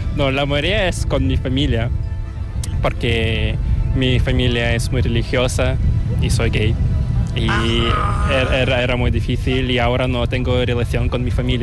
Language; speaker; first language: Spanish; non-native, learner; Korean